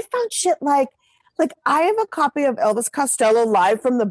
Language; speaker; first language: English; native; English